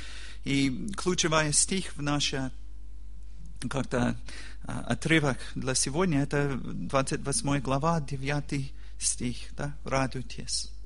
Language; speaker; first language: Russian; non-native, learner; English